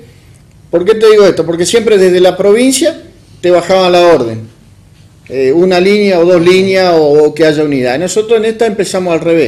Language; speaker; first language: Spanish; native; Spanish